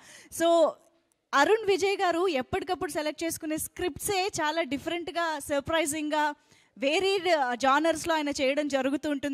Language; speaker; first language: Telugu; native; Telugu